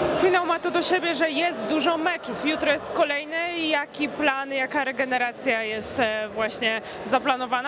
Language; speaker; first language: Polish; native; Polish